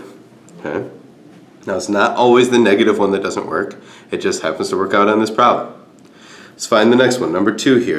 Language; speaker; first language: English; native; English